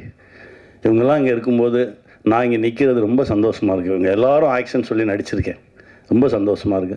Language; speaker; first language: Tamil; native; Tamil